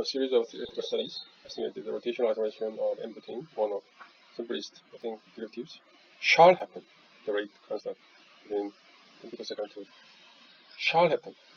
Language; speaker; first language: English; non-native, fluent; Korean